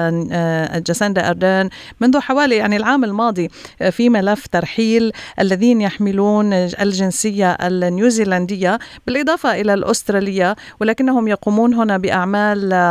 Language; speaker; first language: Arabic; native; Arabic